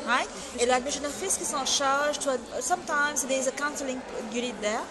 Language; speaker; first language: English; non-native, local second language; Morisyen